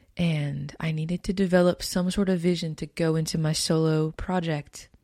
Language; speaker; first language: English; native; English